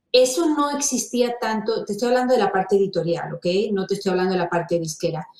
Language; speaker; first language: Spanish; native; Spanish